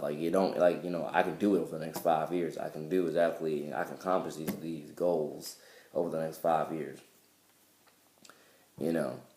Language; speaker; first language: English; native; English